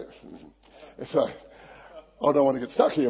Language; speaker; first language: English; native; English